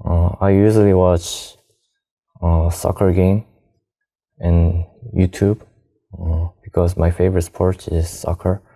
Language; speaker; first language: English; non-native, learner; Korean